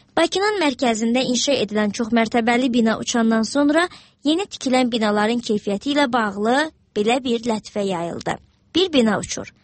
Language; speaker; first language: Azerbaijani; native; Azerbaijani